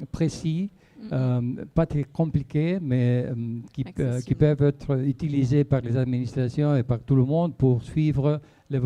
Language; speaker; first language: French; non-native, fluent; Spanish